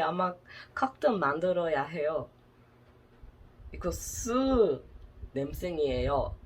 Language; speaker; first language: Korean; non-native, learner; English